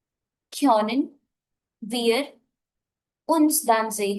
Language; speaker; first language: German; non-native, fluent; Hindi